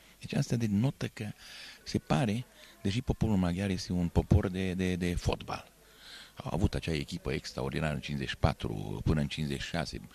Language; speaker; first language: Romanian; non-native, local second language; Hungarian